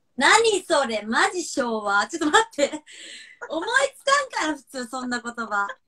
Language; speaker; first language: Japanese; native; Japanese